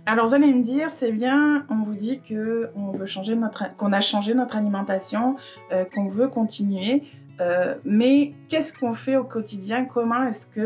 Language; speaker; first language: French; native; French